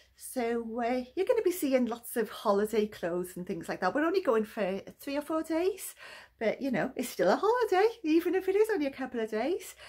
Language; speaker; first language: English; native; English